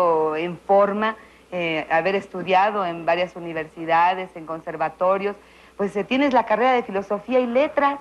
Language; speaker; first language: Spanish; native; Spanish